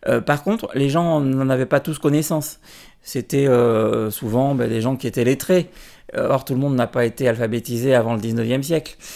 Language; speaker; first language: French; native; French